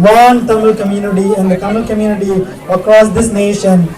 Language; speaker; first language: English; non-native, local second language; Tamil